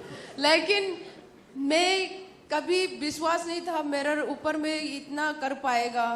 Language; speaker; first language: Hindi; non-native, local second language; Manipuri